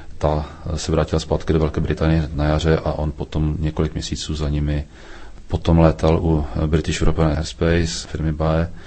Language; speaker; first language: Czech; native; Czech